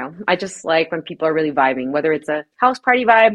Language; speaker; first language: English; native; English